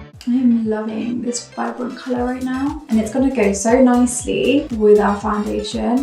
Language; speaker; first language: English; native; English